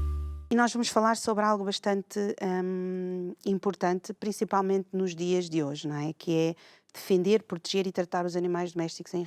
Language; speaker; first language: Portuguese; native; Portuguese